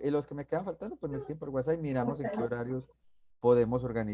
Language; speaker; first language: Spanish; native; Spanish